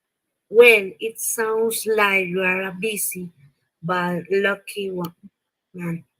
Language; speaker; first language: English; non-native, learner; Spanish